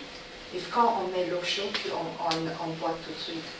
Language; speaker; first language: French; non-native, learner; Chinese